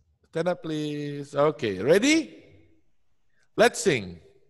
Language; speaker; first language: English; non-native, fluent; Indonesian